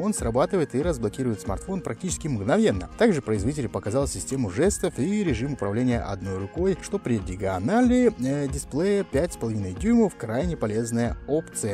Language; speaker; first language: Russian; native; Russian